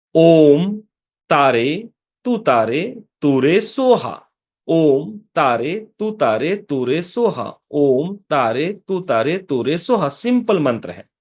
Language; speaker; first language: Hindi; non-native, local second language; Marathi